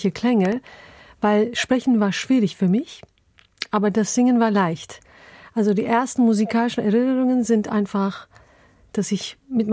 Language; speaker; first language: German; early bilingual, other home language; Turkish